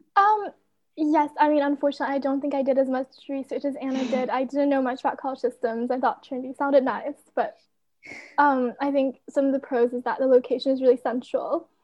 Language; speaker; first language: English; non-native, fluent; Chinese